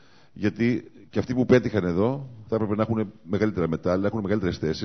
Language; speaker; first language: Greek; native; Greek